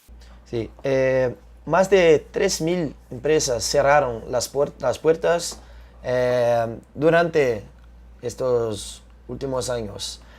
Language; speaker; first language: Spanish; non-native, fluent; Portuguese